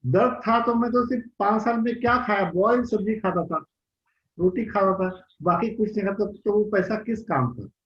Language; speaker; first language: Hindi; non-native, local second language; Marathi